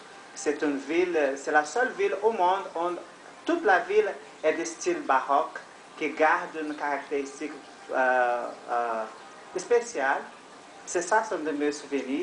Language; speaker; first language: French; non-native, learner; Portuguese